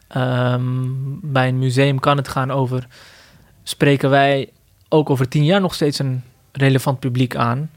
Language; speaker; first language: Dutch; early bilingual, other home language; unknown